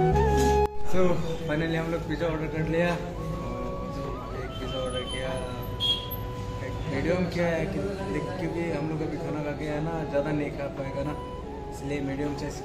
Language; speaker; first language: Hindi; non-native, local second language; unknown